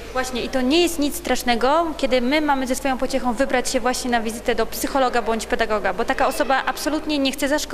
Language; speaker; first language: Polish; native; Polish